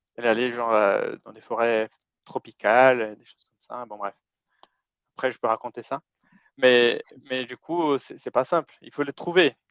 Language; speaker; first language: French; non-native, fluent; Portuguese